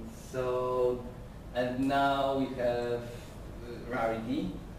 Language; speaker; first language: English; non-native, learner; Polish